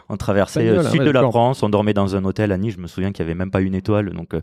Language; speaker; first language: French; native; French